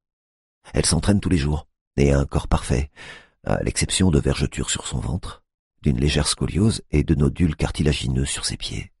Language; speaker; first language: French; native; French